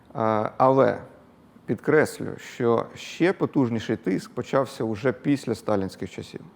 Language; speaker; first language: Ukrainian; native; Ukrainian